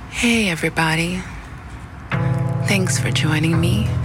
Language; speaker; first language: English; native; English